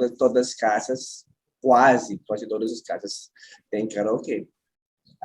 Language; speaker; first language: Portuguese; non-native, learner; Filipino